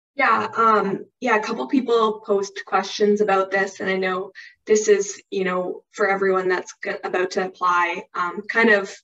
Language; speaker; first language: English; native; English